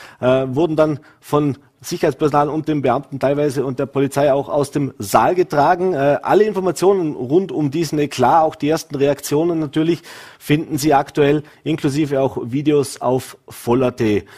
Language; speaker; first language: German; native; German